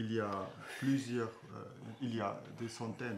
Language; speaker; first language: French; non-native, fluent; German